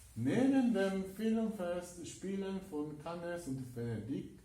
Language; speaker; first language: German; non-native, fluent; Korean